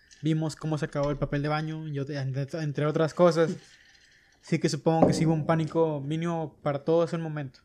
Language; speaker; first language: Spanish; native; Spanish